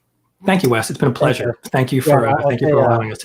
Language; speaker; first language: English; native; English